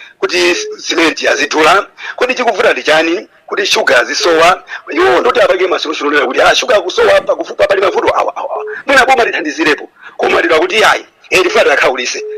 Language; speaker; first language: Nyanja; native; Nyanja